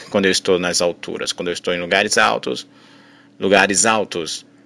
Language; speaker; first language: Portuguese; native; Portuguese